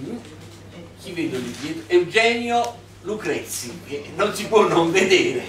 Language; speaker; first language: Italian; native; Italian